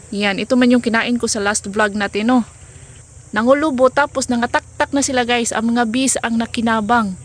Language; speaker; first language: Filipino; non-native, local second language; Cebuano